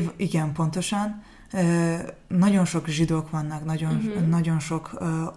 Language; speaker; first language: Hungarian; non-native, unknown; Azerbaijani